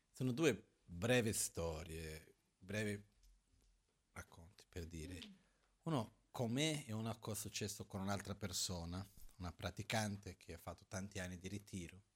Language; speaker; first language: Italian; non-native, fluent; Portuguese